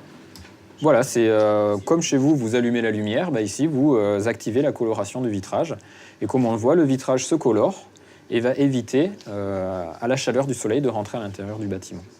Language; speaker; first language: French; native; French